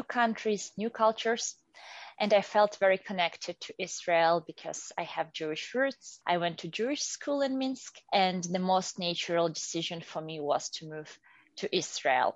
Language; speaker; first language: English; non-native, fluent; Russian